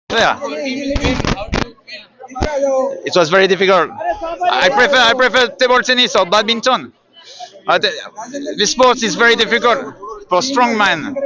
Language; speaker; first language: English; non-native, learner; French